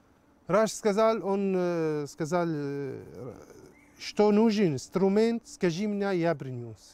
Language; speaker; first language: Russian; non-native, learner; Arabic